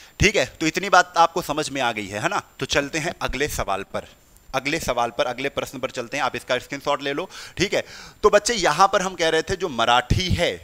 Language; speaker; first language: Hindi; native; Hindi